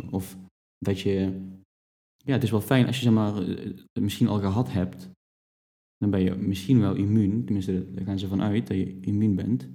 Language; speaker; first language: Dutch; native; Dutch